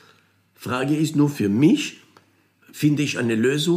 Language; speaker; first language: German; non-native, fluent; Hebrew